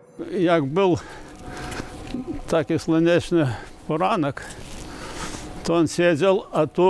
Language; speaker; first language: Polish; non-native, learner; Lithuanian